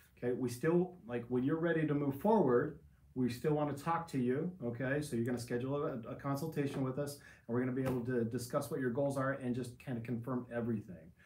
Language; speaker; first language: English; native; English